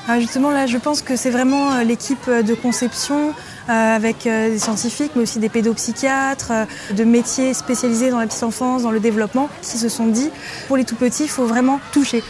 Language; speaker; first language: French; native; French